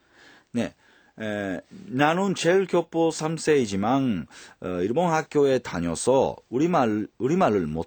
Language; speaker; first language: Korean; non-native, fluent; Japanese